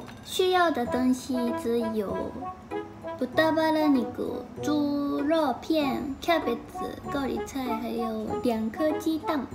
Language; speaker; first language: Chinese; non-native, fluent; Japanese